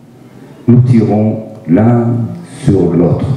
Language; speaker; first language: French; non-native, fluent; Turkish